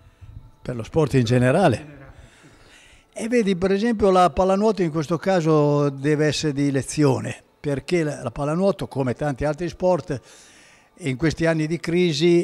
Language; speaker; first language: Italian; native; Italian